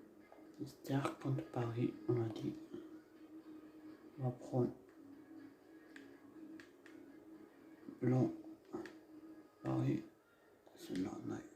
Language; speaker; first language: French; non-native, learner; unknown